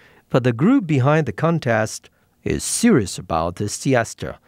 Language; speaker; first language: English; non-native, fluent; Chinese